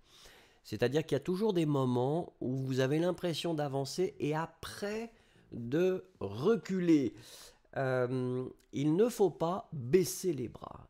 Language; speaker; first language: French; native; French